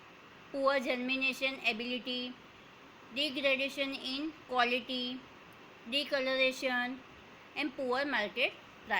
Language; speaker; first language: English; non-native, local second language; Hindi